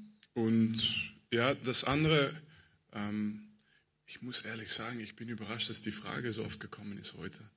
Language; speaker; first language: German; non-native, fluent; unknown